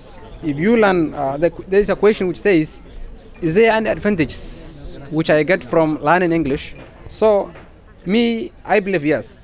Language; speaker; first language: English; non-native, fluent; Somali